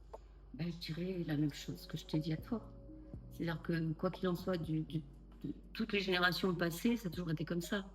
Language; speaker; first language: French; native; French